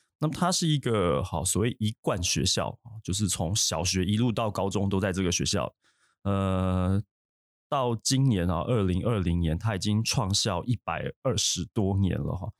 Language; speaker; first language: Chinese; native; Chinese